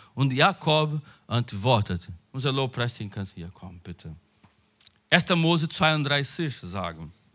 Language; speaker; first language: German; non-native, learner; Portuguese